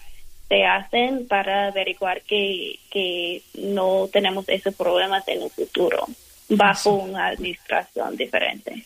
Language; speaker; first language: Spanish; non-native, fluent; English